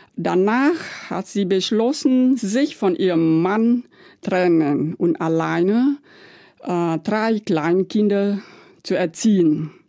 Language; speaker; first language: German; non-native, fluent; Vietnamese